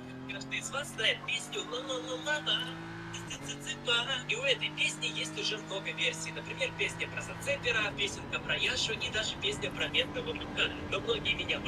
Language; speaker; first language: Russian; native; Russian